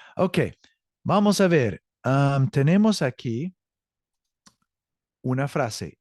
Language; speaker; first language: Spanish; non-native, learner; English